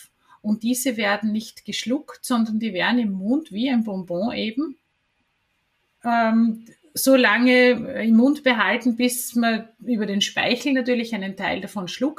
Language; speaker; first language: German; native; German